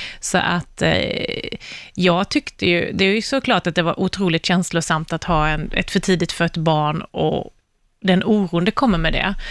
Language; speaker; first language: Swedish; native; Swedish